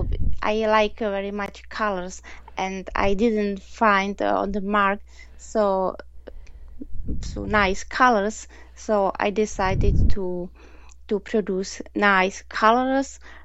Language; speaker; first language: English; non-native, learner; Czech